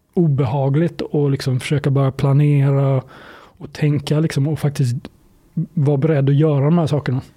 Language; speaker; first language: Swedish; native; Swedish